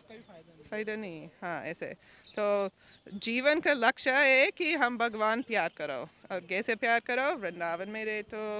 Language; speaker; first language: Hindi; non-native, learner; English